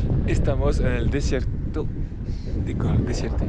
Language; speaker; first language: Spanish; non-native, learner; French